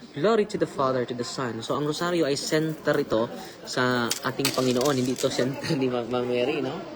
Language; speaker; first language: Filipino; native; Filipino